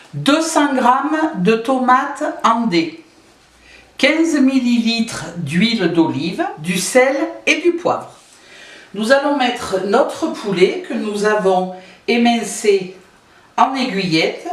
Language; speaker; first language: French; native; French